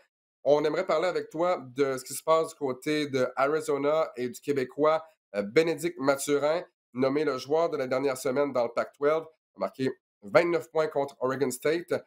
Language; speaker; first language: French; native; French